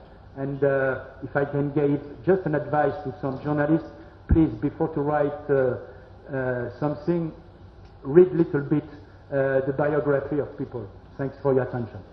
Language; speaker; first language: English; non-native, learner; French